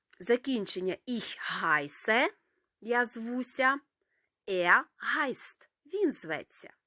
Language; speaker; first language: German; non-native, fluent; Ukrainian